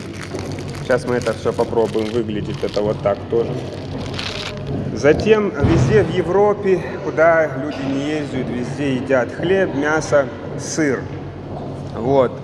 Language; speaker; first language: Russian; non-native, local second language; Adyghe